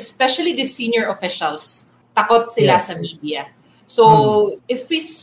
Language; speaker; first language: English; non-native, local second language; Cebuano